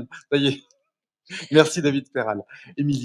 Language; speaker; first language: French; native; French